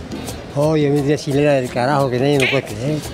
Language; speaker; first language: Spanish; native; Spanish